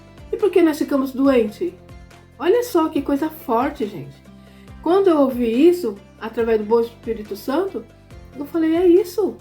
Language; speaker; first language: Portuguese; native; Portuguese